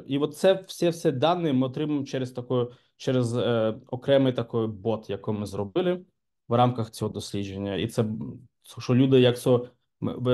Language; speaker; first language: Ukrainian; non-native, local second language; Russian